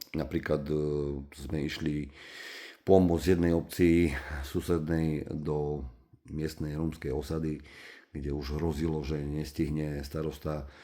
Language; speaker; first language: Slovak; native; Slovak